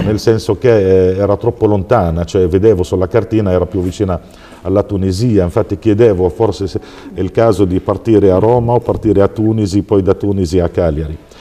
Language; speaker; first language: Italian; non-native, fluent; Arabic